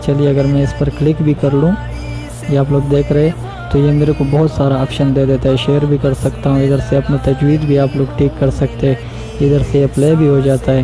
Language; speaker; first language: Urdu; non-native, local second language; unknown